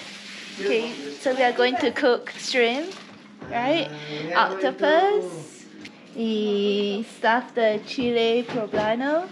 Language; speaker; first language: English; non-native, fluent; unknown